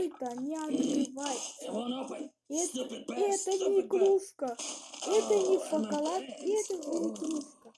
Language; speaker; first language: Russian; early bilingual, heritage; Russian